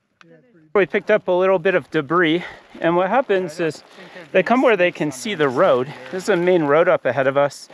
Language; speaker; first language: English; native; English